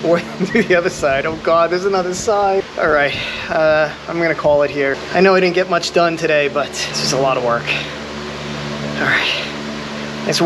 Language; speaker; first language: English; native; English